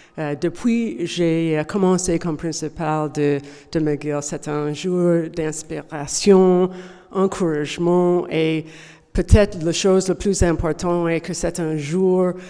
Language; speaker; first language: French; non-native, learner; English